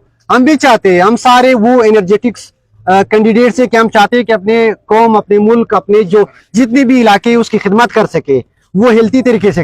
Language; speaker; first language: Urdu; non-native, local second language; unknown